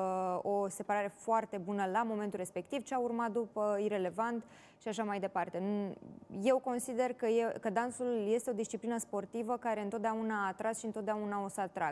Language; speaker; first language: Romanian; native; Romanian